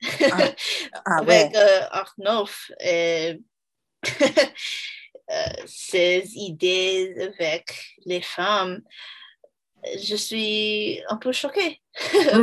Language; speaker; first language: French; non-native, learner; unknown